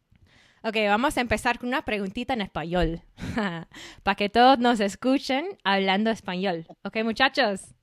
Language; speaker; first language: Spanish; non-native, fluent; English